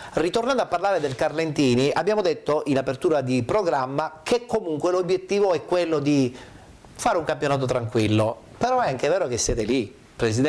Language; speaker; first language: Italian; native; Italian